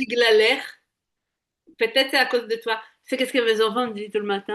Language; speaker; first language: French; native; French